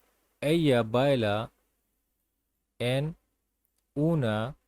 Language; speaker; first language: Spanish; non-native, learner; English